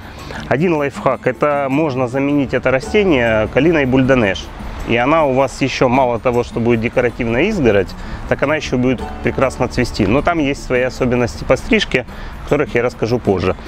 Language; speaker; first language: Russian; native; Russian